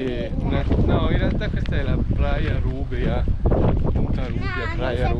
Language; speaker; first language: Italian; native; Italian